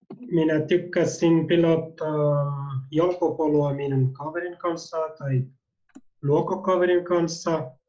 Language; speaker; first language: Finnish; non-native, learner; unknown